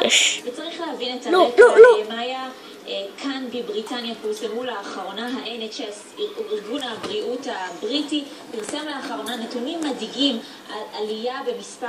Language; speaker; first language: Hebrew; native; Hebrew